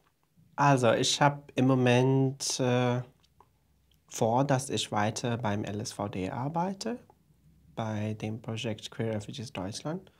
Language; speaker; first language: German; non-native, fluent; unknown